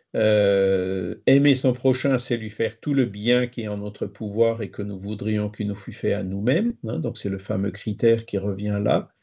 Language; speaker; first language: French; native; French